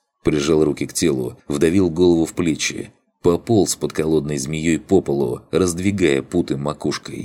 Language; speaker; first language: Russian; native; Russian